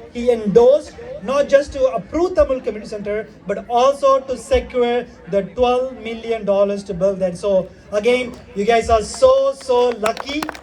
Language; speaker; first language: English; non-native, local second language; Tamil